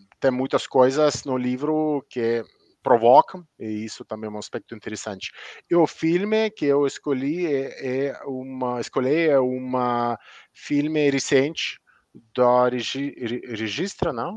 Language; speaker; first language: Portuguese; non-native, fluent; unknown